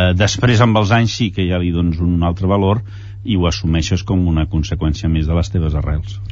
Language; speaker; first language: Catalan; early bilingual, heritage; Catalan